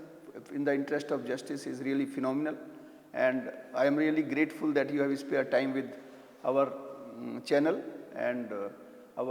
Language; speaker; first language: English; non-native, local second language; Hindi